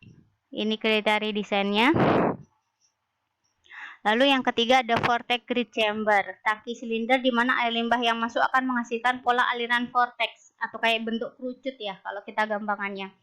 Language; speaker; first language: Indonesian; native; Indonesian